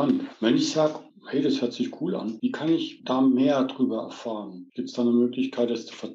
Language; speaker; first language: German; native; German